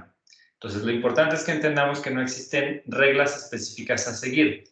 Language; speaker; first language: Spanish; native; Spanish